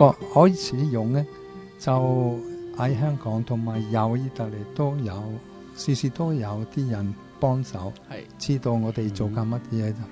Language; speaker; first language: Cantonese; non-native, fluent; Italian